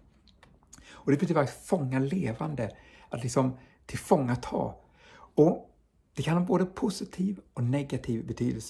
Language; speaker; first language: Swedish; native; Swedish